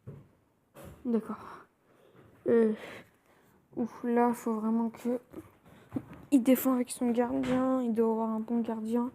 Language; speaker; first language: French; native; French